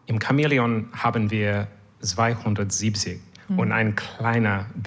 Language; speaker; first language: German; non-native, learner; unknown